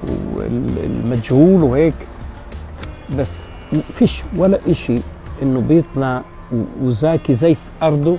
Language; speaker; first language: Arabic; early bilingual, heritage; Arabic